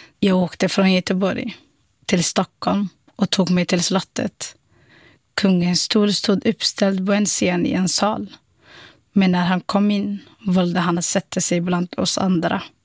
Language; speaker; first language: Swedish; non-native, fluent; Somali